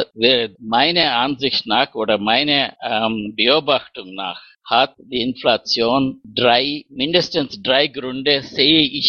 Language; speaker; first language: German; non-native, fluent; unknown